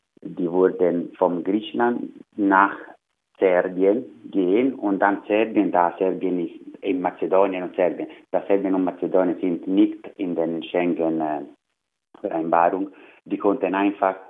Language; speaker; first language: German; non-native, learner; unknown